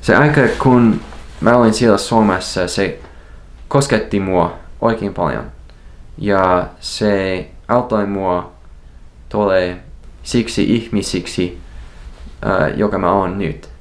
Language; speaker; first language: Finnish; non-native, learner; English